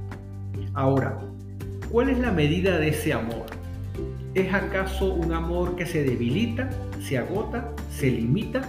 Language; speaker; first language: Spanish; native; Spanish